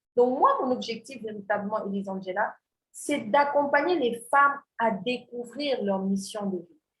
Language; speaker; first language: French; non-native, local second language; Wolof